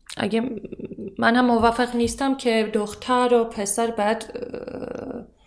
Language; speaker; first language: Persian; non-native, learner; Armenian